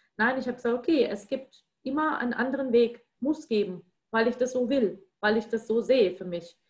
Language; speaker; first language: German; non-native, fluent; Russian